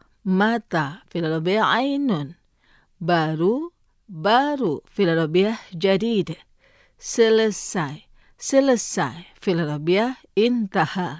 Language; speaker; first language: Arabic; non-native, fluent; Indonesian